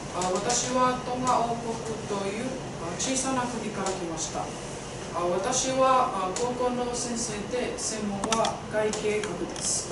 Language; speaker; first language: Japanese; non-native, learner; Tongan